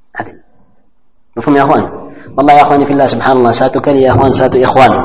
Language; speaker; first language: Malay; non-native, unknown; Arabic